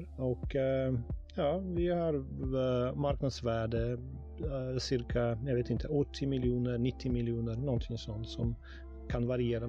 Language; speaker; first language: Swedish; non-native, fluent; Russian